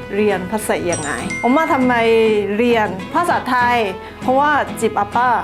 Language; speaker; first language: Thai; non-native, fluent; Korean